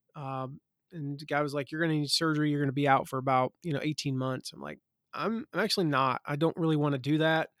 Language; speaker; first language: English; native; English